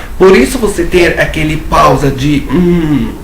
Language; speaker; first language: Portuguese; non-native, fluent; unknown